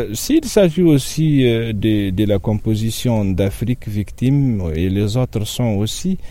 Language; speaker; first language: French; non-native, local second language; Tamasheq